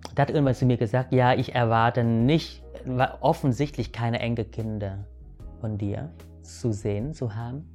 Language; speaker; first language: German; non-native, fluent; Vietnamese